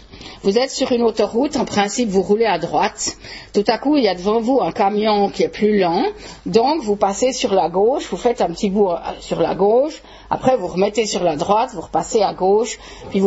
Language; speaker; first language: French; native; French